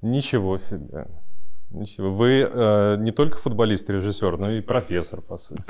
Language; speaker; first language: Russian; native; Russian